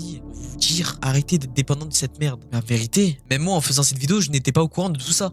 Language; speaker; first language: French; native; French